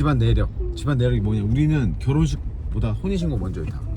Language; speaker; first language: Korean; native; Korean